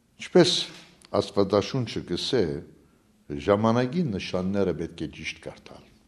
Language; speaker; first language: Armenian; native; Armenian